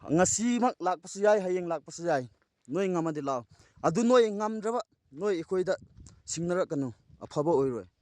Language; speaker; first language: Manipuri; non-native, local second language; Thado Chin